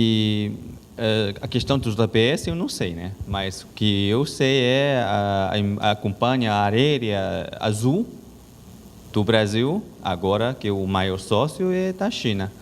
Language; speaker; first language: Portuguese; non-native, learner; Chinese